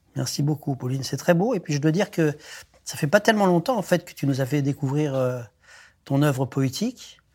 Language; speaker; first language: French; native; French